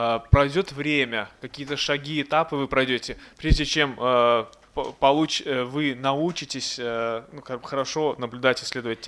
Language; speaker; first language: Russian; native; Russian